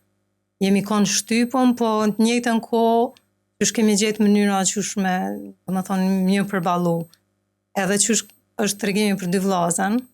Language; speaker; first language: Albanian; native; Albanian